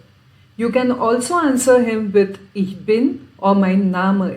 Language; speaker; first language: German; non-native, fluent; Marathi